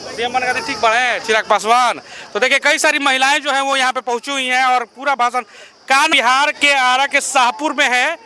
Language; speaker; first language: Hindi; native; Hindi